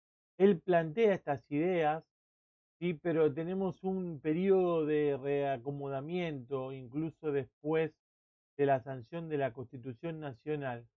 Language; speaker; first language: Spanish; native; Spanish